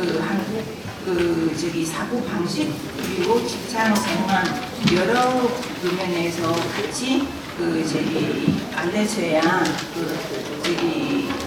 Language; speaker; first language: Korean; non-native, fluent; Vietnamese